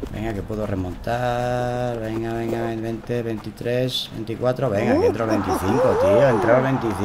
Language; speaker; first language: Spanish; native; Spanish